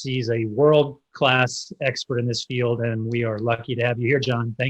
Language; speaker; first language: English; native; English